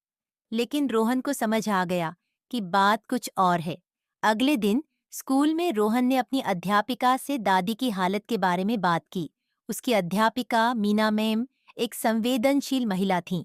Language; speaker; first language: Hindi; native; Hindi